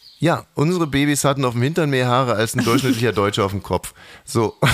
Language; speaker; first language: German; native; German